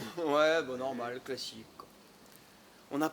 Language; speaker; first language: French; native; French